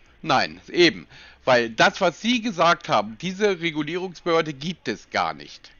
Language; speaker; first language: German; native; German